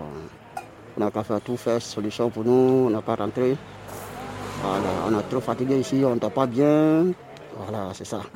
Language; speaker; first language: French; non-native, learner; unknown